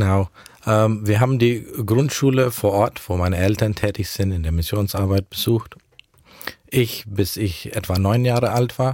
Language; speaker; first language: German; early bilingual, heritage; German